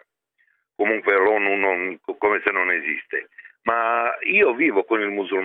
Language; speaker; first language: Italian; non-native, fluent; Serbian